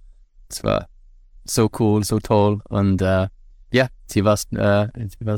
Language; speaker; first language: German; non-native, learner; English